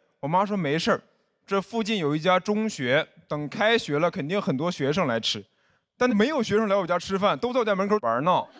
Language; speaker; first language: Chinese; native; Chinese